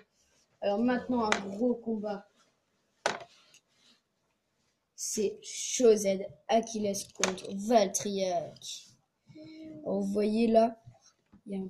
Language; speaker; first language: French; native; French